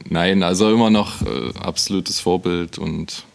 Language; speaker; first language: German; native; German